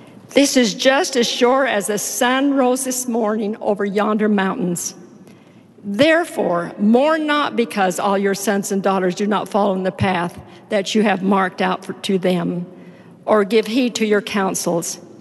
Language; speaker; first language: English; native; English